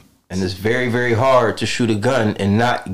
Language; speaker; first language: English; native; English